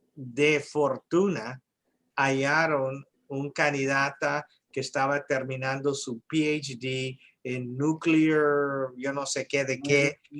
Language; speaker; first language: Spanish; early bilingual, heritage; English